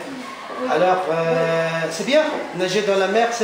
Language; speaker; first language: French; non-native, fluent; Arabic